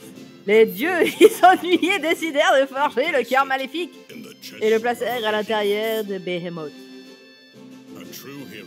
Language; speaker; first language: French; native; French